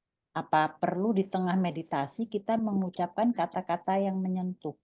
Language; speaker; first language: Indonesian; native; Indonesian